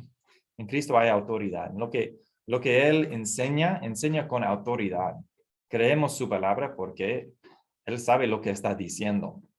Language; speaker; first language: Spanish; non-native, fluent; English